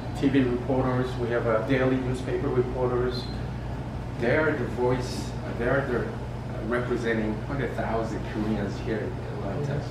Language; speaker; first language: English; non-native, fluent; Korean